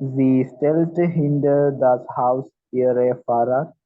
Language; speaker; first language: German; non-native, learner; Malayalam